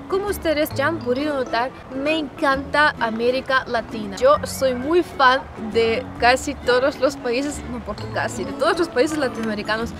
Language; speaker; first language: Spanish; non-native, fluent; Russian